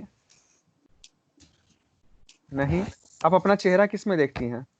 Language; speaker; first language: Hindi; native; Hindi